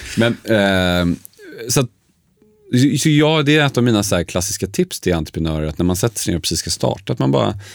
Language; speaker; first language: Swedish; early bilingual, other home language; Polish